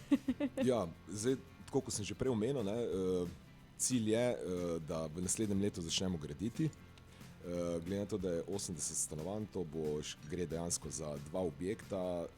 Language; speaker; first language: Slovenian; native; Slovenian